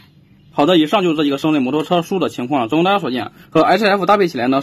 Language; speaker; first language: Chinese; native; Chinese